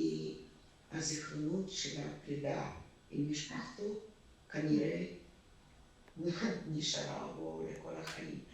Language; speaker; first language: Hebrew; non-native, fluent; Russian